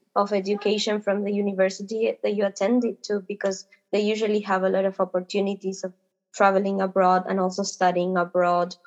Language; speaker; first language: English; non-native, fluent; Spanish